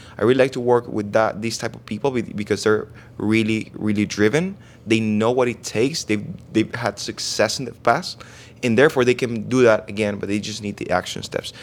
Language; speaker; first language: English; non-native, fluent; Spanish